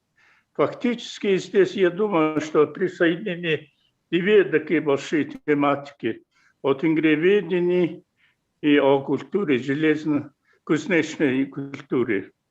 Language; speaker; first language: Russian; non-native, fluent; Mongolian